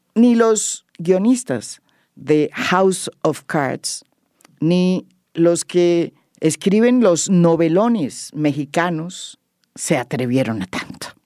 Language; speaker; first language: Spanish; native; Spanish